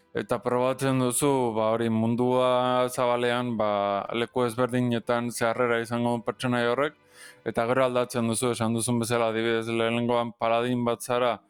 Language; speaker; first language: Basque; non-native, local second language; Spanish